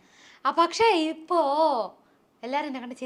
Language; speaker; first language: Malayalam; non-native, local second language; Tamil